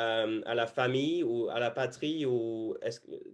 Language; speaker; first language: French; non-native, fluent; English